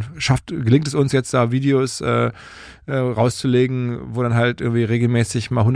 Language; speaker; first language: German; native; German